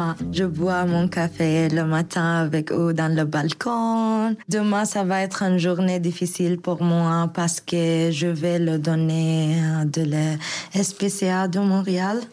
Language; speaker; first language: French; non-native, learner; Arabic